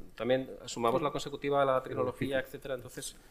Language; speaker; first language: Spanish; native; Spanish